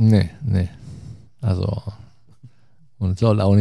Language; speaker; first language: German; non-native, fluent; Italian